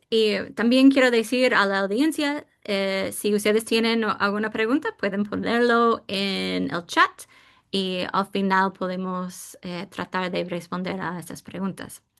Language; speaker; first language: Spanish; non-native, fluent; English